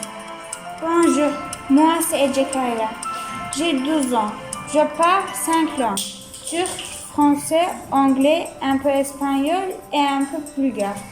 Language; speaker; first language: French; non-native, local second language; Turkish